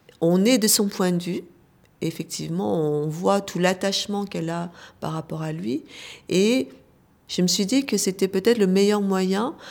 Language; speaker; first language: French; early bilingual, other home language; Korean